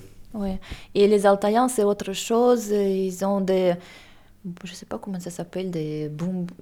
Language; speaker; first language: French; non-native, fluent; Russian